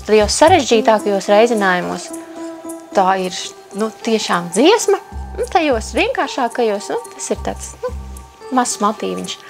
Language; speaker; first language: Latvian; native; Latvian